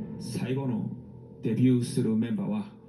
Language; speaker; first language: Japanese; non-native, fluent; Korean